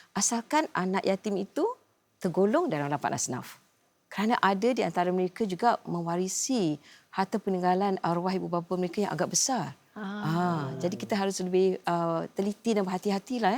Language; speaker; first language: Malay; native; Malay